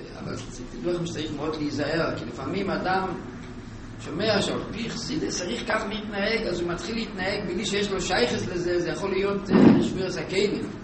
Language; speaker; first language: Hebrew; native; Hebrew